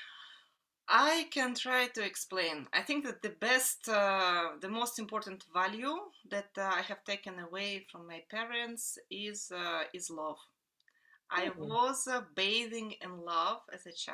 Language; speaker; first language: English; non-native, fluent; Russian